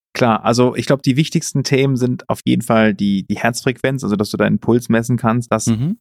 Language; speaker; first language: German; native; German